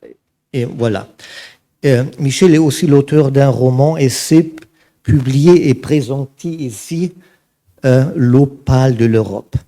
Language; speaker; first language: French; non-native, fluent; German